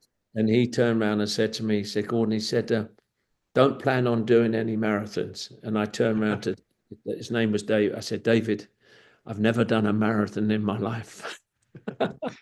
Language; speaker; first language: English; native; English